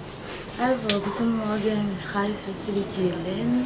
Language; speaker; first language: German; non-native, learner; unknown